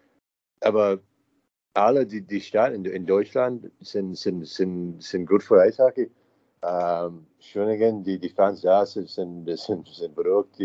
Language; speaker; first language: German; non-native, learner; English